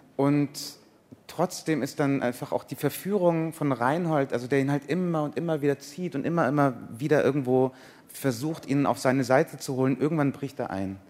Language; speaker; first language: German; early bilingual, other home language; Persian